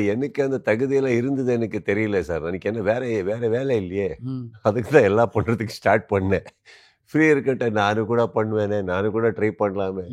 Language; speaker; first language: Tamil; non-native, local second language; Kannada